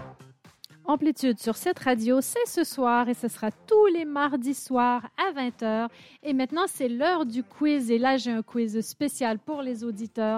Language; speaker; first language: French; native; French